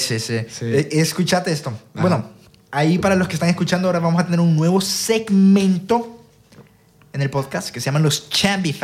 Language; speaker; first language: Spanish; native; Spanish